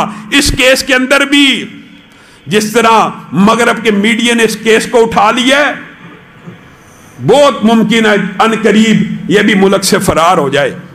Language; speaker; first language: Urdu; non-native, local second language; Punjabi